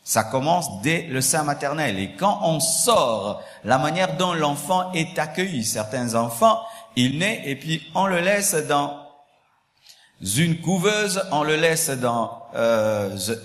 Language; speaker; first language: French; non-native, local second language; Lingala